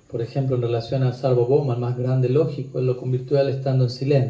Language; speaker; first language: Spanish; native; Spanish